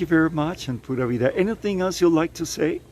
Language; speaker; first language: English; non-native, fluent; Spanish